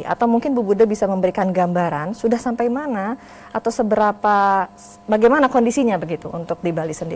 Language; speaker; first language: Indonesian; native; Indonesian